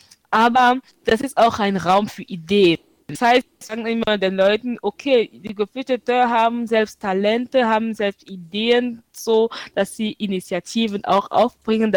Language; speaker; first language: German; non-native, fluent; French